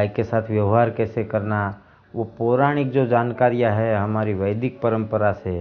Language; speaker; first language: Hindi; non-native, local second language; Gujarati